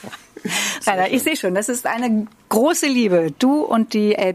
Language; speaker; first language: German; native; German